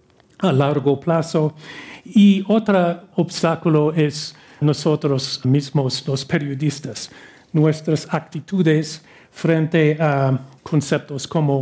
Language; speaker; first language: Spanish; non-native, fluent; English